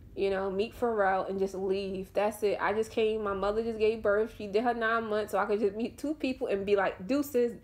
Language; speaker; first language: English; native; English